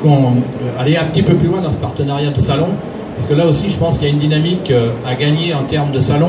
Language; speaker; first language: French; native; French